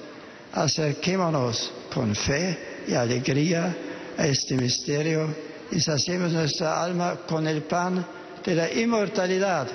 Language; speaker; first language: Spanish; non-native, fluent; German